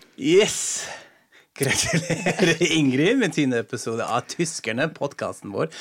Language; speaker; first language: Norwegian; non-native, fluent; German